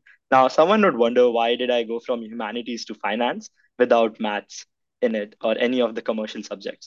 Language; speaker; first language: English; non-native, local second language; Hindi